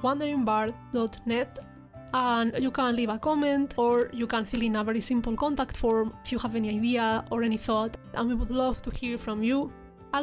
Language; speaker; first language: English; non-native, fluent; Spanish